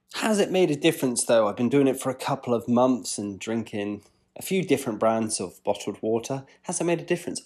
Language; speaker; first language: English; native; English